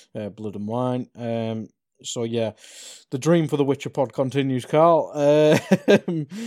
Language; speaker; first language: English; native; English